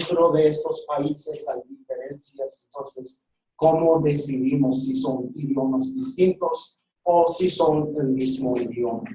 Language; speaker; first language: Spanish; non-native, fluent; English